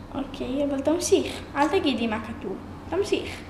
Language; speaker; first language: Hebrew; native; Hebrew